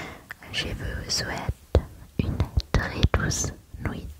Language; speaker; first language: French; non-native, learner; German